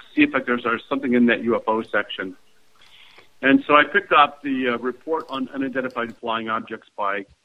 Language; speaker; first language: English; native; English